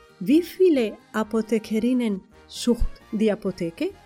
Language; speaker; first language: German; non-native, fluent; Spanish